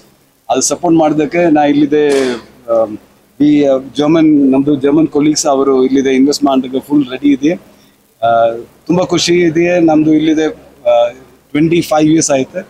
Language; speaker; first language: Kannada; non-native, local second language; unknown